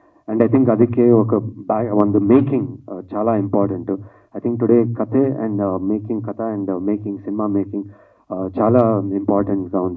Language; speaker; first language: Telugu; non-native, learner; Kannada